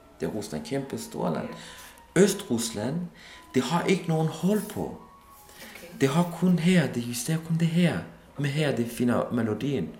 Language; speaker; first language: Danish; non-native, fluent; Kurdish